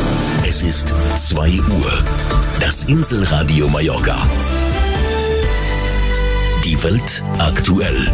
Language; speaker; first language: German; native; German